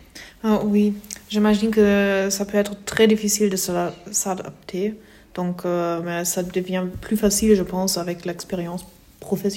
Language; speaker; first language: French; non-native, fluent; German